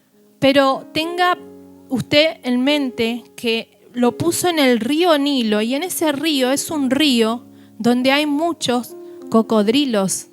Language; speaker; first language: Spanish; native; Spanish